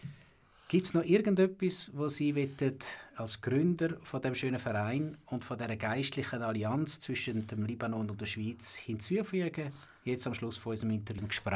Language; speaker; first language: German; native; German